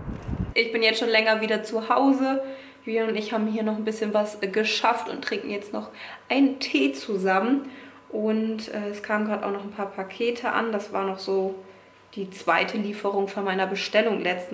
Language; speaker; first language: German; native; German